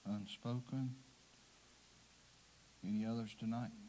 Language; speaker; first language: English; native; English